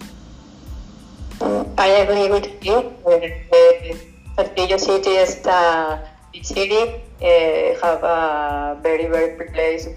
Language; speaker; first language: English; non-native, learner; Spanish